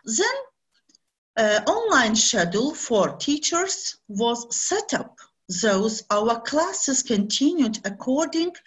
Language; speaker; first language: English; non-native, learner; Azerbaijani